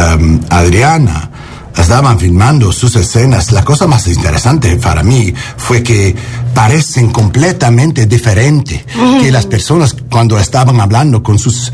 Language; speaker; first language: Spanish; early bilingual, heritage; Spanish